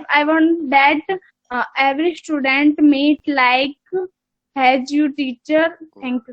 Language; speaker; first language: English; non-native, learner; Hindi